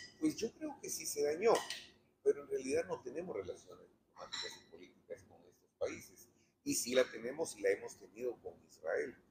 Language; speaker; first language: Spanish; native; Spanish